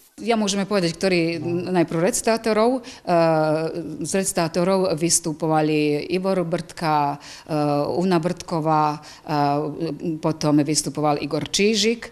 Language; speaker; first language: Slovak; native; Slovak